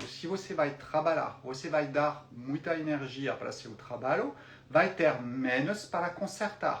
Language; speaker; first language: Portuguese; non-native, fluent; French